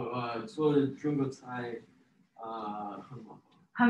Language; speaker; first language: Chinese; non-native, learner; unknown